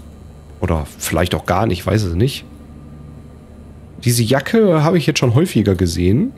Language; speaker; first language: German; native; German